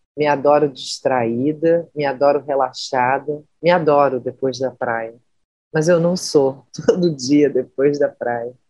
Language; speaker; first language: Portuguese; native; Portuguese